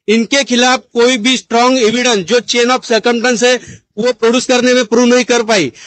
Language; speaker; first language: Hindi; non-native, local second language; Marathi